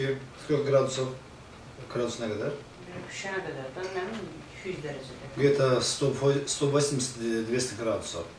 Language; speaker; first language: Russian; non-native, learner; Azerbaijani